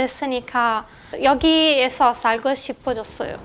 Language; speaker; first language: Korean; non-native, fluent; Italian